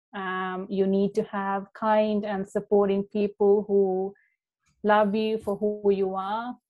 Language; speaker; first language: English; non-native, local second language; Sinhala